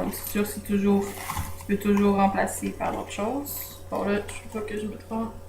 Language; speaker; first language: French; native; French